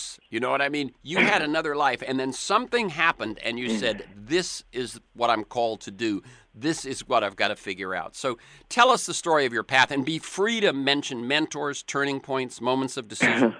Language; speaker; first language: English; native; English